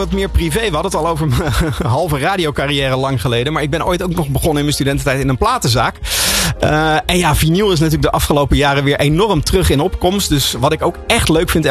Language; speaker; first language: Dutch; native; Dutch